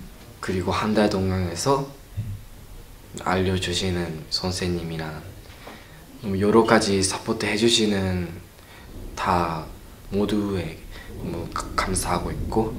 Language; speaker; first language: Korean; non-native, learner; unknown